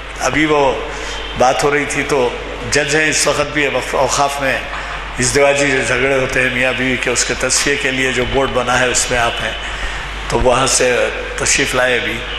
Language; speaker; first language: Urdu; native; Urdu